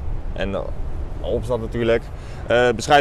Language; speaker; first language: Dutch; native; Dutch